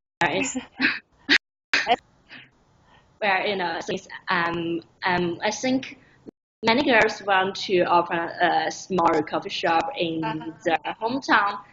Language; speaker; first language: English; non-native, learner; Chinese